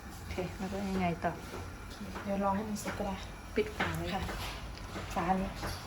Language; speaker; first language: Thai; non-native, local second language; Shan